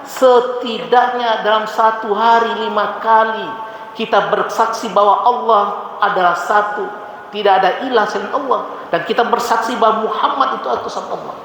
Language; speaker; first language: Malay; non-native, local second language; Minangkabau